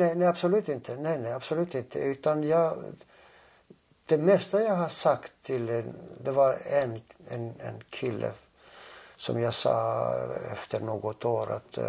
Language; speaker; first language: Swedish; non-native, fluent; Greek